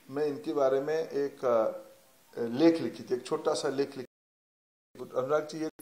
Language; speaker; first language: Hindi; non-native, local second language; Odia